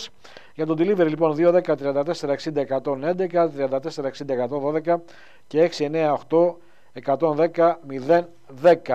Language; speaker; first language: Greek; native; Greek